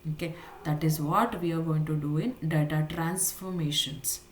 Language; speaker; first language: English; non-native, local second language; Kannada